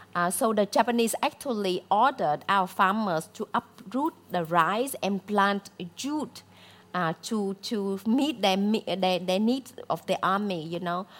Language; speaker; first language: English; non-native, fluent; Vietnamese